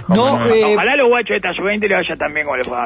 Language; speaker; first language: Spanish; native; Spanish